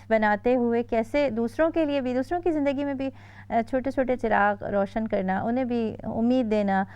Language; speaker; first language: Urdu; native; Urdu